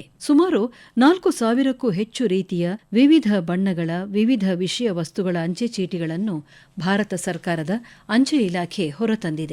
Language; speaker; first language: Kannada; native; Kannada